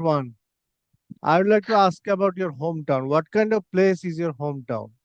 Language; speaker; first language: English; non-native, fluent; Bangla